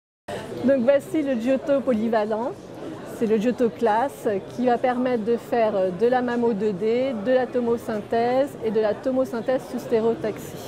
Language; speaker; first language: French; native; French